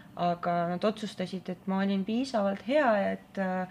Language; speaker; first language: Estonian; non-native, local second language; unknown